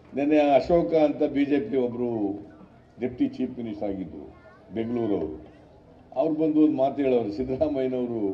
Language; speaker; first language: Kannada; native; Kannada